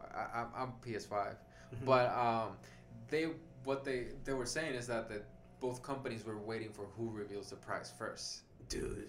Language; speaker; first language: English; non-native, fluent; Spanish